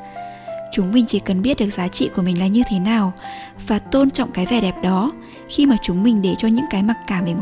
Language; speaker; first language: Vietnamese; native; Vietnamese